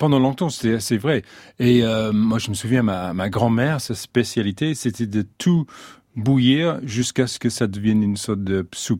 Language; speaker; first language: French; non-native, fluent; English